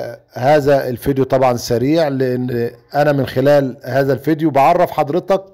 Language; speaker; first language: Arabic; native; Arabic